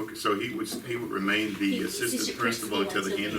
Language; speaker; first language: English; native; English